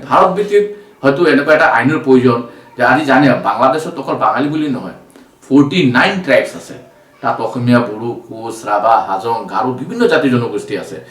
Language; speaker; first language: Assamese; non-native, local second language; Bangla